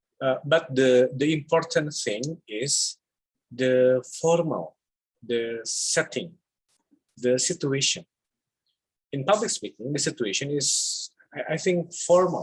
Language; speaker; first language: English; non-native, fluent; Indonesian